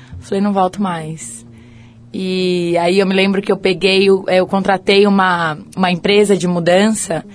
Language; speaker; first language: Portuguese; native; Portuguese